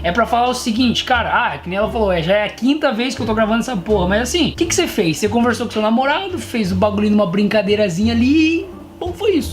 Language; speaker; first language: Portuguese; native; Portuguese